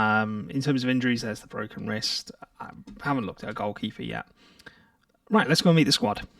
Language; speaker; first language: English; native; English